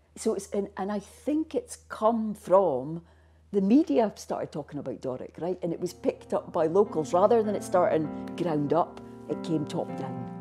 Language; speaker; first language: English; native; English